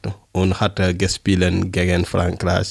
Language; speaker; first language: German; non-native, learner; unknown